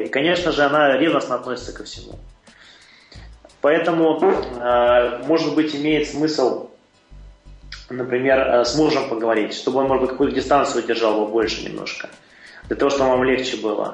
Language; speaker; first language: Russian; native; Russian